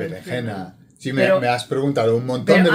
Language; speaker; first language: Spanish; non-native, fluent; English